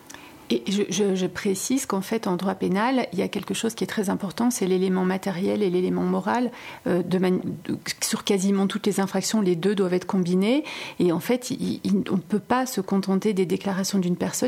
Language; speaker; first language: French; native; French